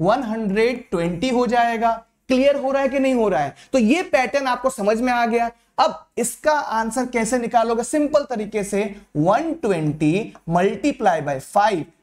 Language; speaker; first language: Hindi; native; Hindi